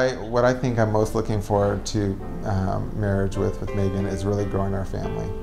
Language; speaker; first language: English; native; English